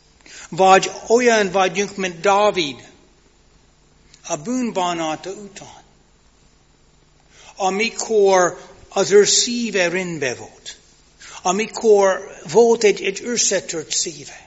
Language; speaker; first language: Hungarian; non-native, fluent; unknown